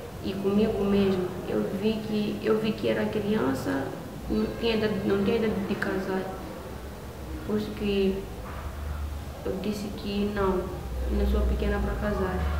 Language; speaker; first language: Portuguese; non-native, local second language; Makhuwa